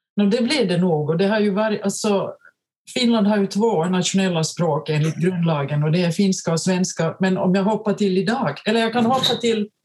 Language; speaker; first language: Swedish; native; Swedish